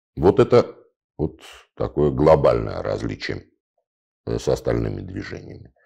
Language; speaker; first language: Russian; non-native, local second language; Armenian